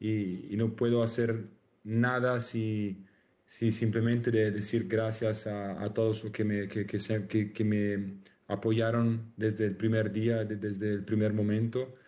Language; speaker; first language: Spanish; non-native, learner; Italian